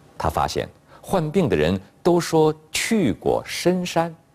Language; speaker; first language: Chinese; native; Chinese